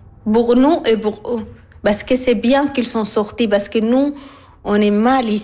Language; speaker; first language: French; non-native, learner; Arabic